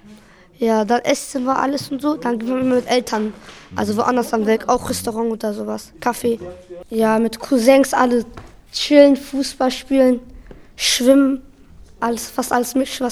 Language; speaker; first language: German; early bilingual, other home language; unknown